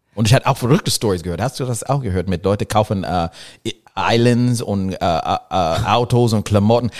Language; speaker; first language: German; non-native, learner; English